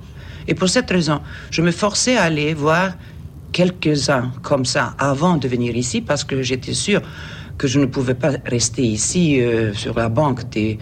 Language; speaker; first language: French; non-native, fluent; Swedish